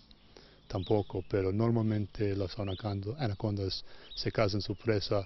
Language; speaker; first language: Spanish; non-native, fluent; English